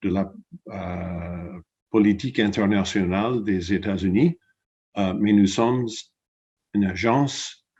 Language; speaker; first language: French; non-native, fluent; English